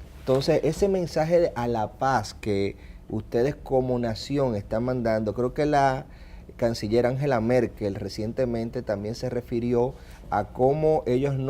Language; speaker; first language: Spanish; native; Spanish